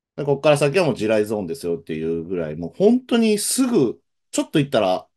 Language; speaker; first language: Japanese; native; Japanese